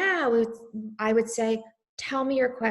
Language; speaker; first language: English; native; English